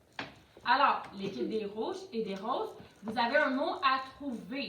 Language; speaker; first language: French; native; French